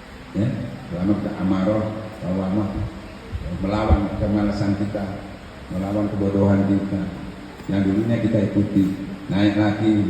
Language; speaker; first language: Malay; non-native, local second language; Javanese